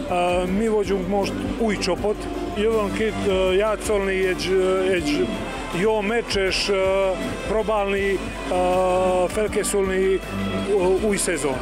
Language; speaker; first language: Hungarian; non-native, learner; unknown